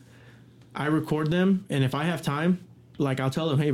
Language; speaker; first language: English; native; English